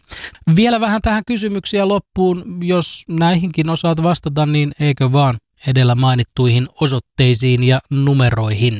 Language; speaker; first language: Finnish; native; Finnish